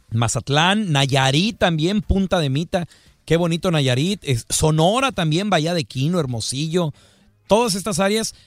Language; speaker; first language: Spanish; native; Spanish